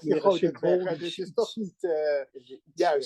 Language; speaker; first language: Dutch; native; Dutch